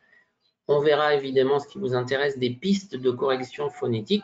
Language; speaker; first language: French; native; French